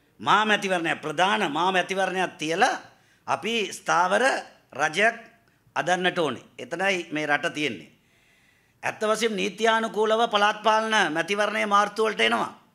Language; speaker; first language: Sinhala; non-native, local second language; Tamil